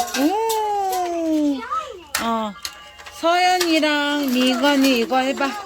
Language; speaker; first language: Korean; non-native, fluent; Thai